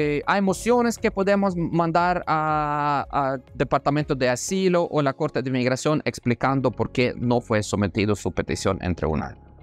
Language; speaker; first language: Spanish; non-native, fluent; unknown